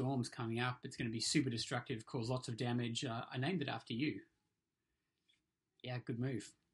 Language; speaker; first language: English; native; English